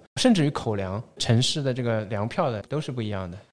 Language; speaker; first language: Chinese; non-native, local second language; Wu Chinese